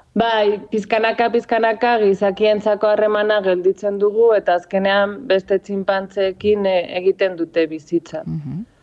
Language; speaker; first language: Basque; non-native, local second language; Spanish